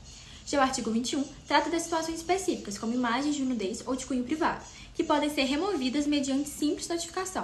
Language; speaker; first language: Portuguese; native; Portuguese